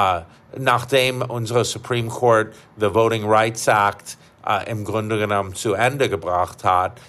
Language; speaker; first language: German; non-native, fluent; English